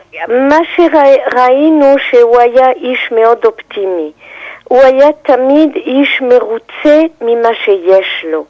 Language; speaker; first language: Hebrew; non-native, fluent; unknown